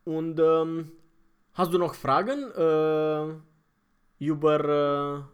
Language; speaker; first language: German; non-native, fluent; Romanian